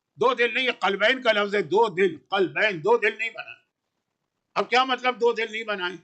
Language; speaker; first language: Urdu; native; Urdu